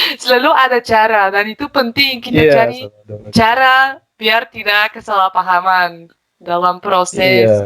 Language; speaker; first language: Indonesian; non-native, fluent; Bulgarian